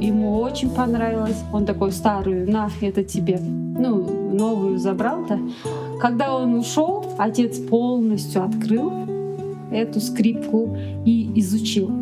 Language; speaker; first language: Russian; non-native, local second language; Kyrgyz